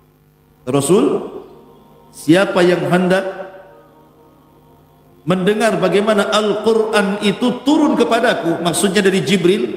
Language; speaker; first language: Indonesian; native; Indonesian